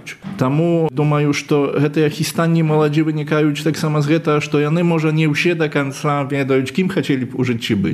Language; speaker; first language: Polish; non-native, local second language; Belarusian